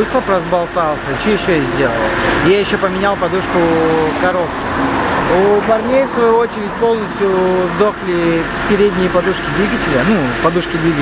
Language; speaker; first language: Russian; native; Russian